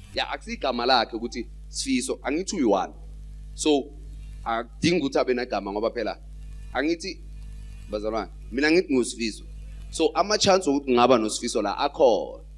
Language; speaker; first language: Zulu; native; Zulu